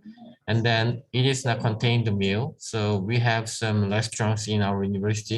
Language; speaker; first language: English; non-native, learner; Korean